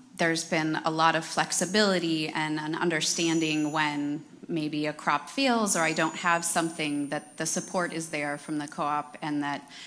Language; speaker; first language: English; native; English